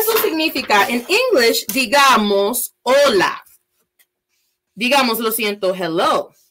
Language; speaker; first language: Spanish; early bilingual, heritage; Spanish